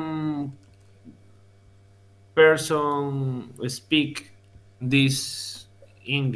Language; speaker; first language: English; non-native, learner; Spanish